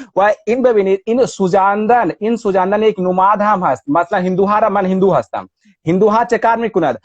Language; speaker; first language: Persian; non-native, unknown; Hindi